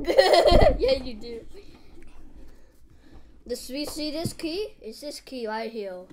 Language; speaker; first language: English; native; English